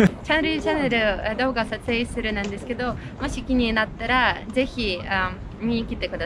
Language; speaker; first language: Japanese; non-native, learner; Ukrainian